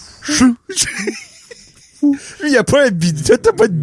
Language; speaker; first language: French; native; French